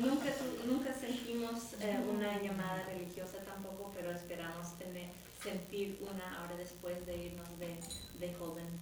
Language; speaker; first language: Spanish; non-native, fluent; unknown